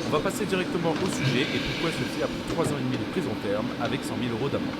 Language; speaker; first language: French; native; French